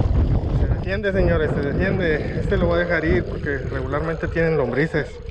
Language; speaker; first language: Spanish; native; Spanish